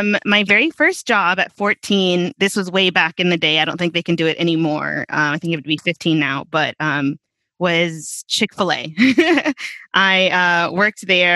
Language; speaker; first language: English; early bilingual, other home language; Spanish